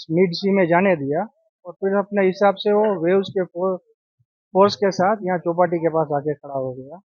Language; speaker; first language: Hindi; non-native, local second language; Gujarati